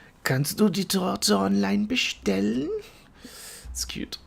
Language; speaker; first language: German; non-native, learner; English